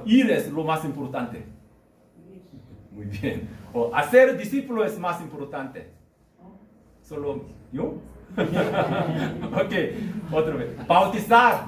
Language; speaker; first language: Spanish; non-native, learner; Korean